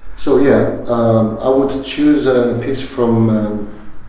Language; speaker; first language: English; non-native, fluent; Greek